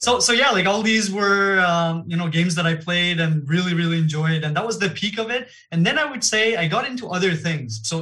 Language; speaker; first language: English; non-native, fluent; Gujarati